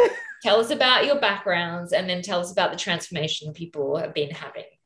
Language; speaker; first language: English; native; English